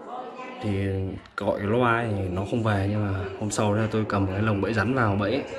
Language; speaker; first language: Vietnamese; native; Vietnamese